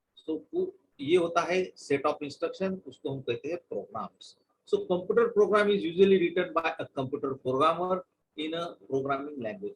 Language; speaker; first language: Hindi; non-native, local second language; Marathi